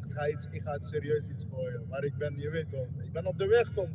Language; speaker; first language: Dutch; non-native, learner; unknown